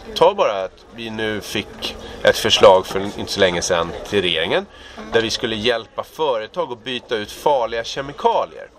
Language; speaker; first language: Swedish; native; Swedish